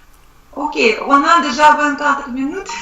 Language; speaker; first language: French; non-native, learner; Russian